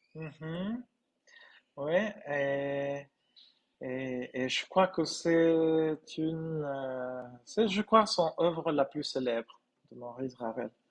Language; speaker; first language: French; non-native, fluent; Spanish